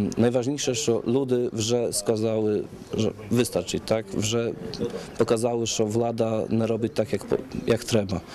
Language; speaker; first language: Ukrainian; early bilingual, heritage; Ukrainian